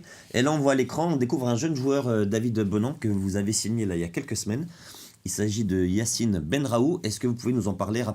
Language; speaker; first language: French; native; French